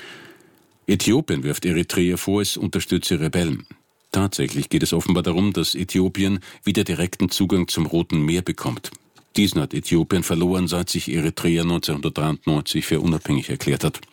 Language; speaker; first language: German; native; German